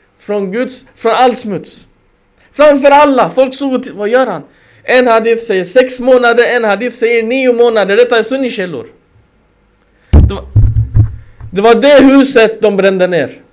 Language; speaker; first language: Swedish; early bilingual, other home language; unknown